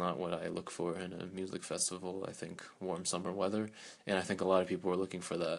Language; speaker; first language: English; native; English